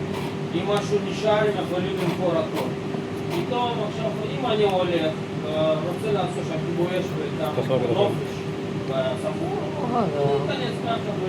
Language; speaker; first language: Hebrew; non-native, learner; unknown